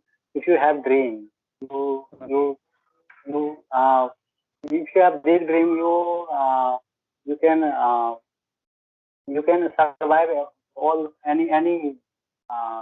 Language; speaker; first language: English; non-native, learner; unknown